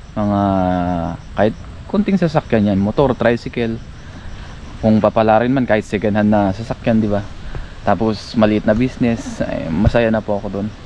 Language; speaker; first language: Filipino; native; Filipino